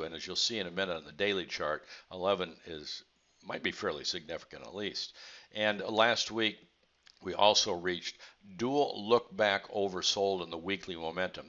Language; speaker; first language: English; native; English